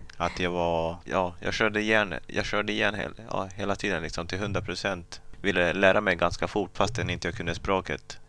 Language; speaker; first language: Swedish; early bilingual, other home language; Kinyarwanda